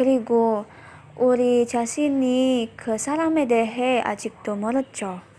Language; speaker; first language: Korean; non-native, learner; Indonesian